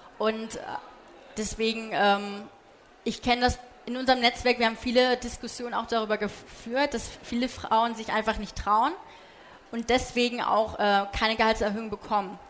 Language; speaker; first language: German; early bilingual, other home language; Polish